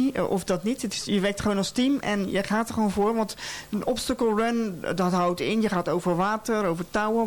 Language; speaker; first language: Dutch; native; Dutch